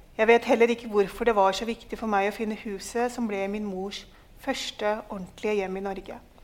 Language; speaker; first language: Norwegian; early bilingual, other home language; Urdu